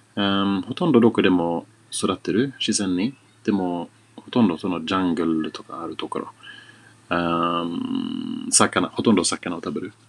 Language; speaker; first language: Japanese; non-native, fluent; Swedish